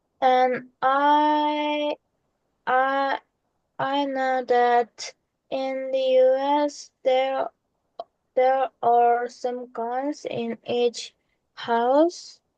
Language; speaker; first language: English; non-native, learner; Korean